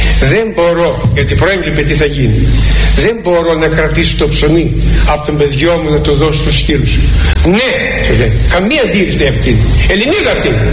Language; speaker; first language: Greek; native; Greek